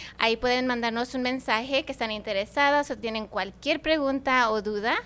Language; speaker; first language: Spanish; early bilingual, heritage; Spanish